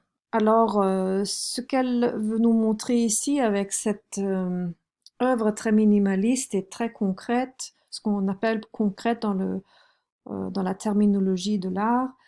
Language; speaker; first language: French; non-native, fluent; German